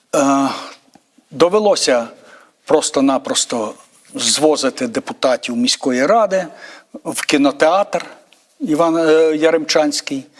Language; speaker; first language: Ukrainian; native; Ukrainian